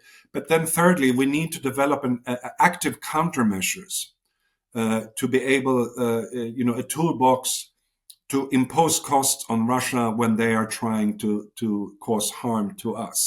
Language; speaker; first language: English; non-native, fluent; Swedish